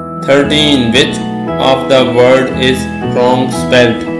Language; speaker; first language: English; non-native, local second language; Urdu